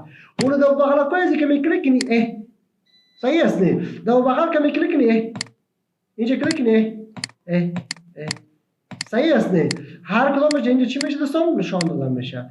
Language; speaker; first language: Persian; native; Persian